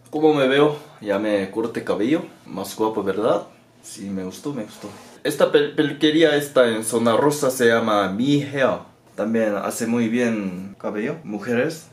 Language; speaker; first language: Spanish; non-native, learner; Korean